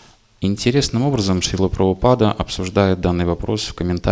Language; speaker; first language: Russian; native; Russian